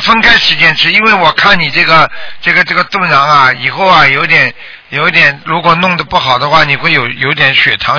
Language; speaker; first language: Chinese; native; Chinese